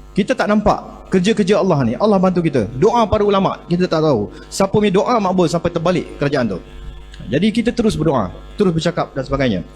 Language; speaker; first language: Malay; native; Malay